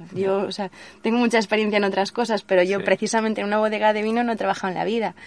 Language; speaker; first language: Spanish; native; Spanish